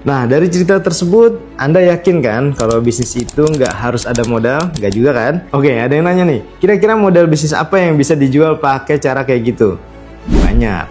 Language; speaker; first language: Indonesian; native; Indonesian